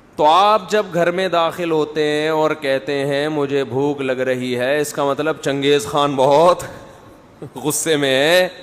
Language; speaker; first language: Urdu; non-native, local second language; Pashto